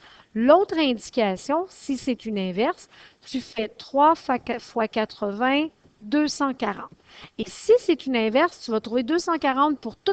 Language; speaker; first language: French; native; French